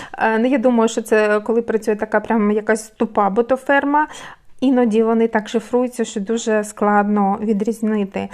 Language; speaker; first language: Ukrainian; non-native, local second language; Russian